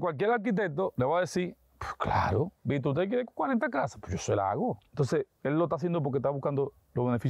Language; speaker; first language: Spanish; native; Spanish